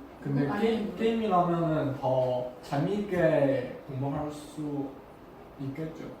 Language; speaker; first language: Korean; non-native, learner; Chinese